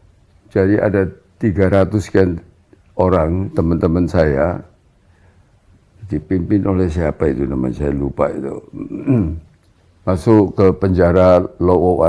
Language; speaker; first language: Indonesian; non-native, local second language; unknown